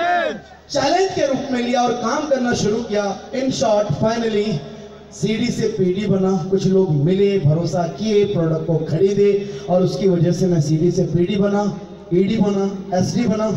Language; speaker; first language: Hindi; native; Hindi